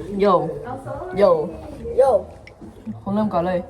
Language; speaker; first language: Thai; native; Thai